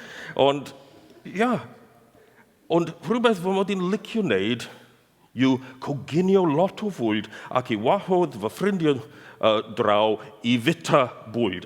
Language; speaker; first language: Welsh; non-native, fluent; English